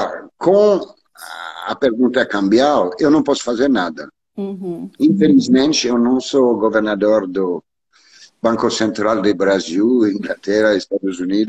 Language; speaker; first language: Portuguese; non-native, learner; French